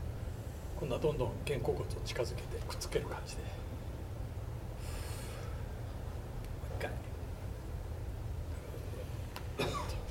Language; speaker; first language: Japanese; native; Japanese